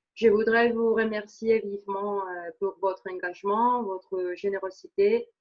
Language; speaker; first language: French; non-native, fluent; Spanish